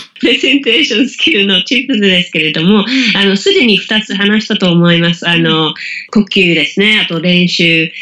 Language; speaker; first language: Japanese; non-native, fluent; English